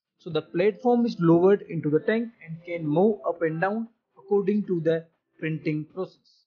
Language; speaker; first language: English; non-native, local second language; Hindi